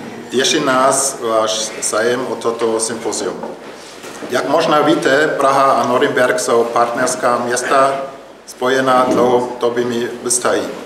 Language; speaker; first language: Czech; non-native, learner; German